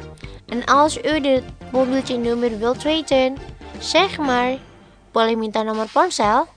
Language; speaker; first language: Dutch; non-native, learner; Indonesian